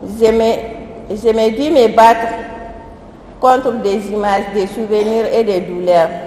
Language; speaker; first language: French; non-native, local second language; Soninke